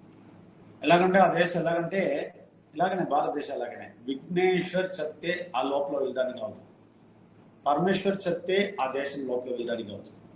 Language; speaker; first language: Telugu; non-native, fluent; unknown